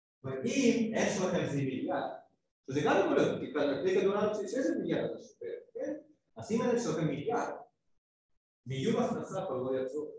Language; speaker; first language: Hebrew; non-native, fluent; Russian